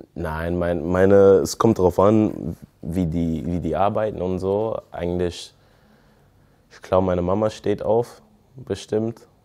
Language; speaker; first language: German; non-native, fluent; English